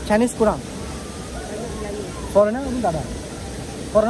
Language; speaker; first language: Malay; non-native, learner; Bangla